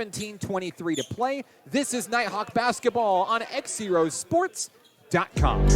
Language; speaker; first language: English; native; English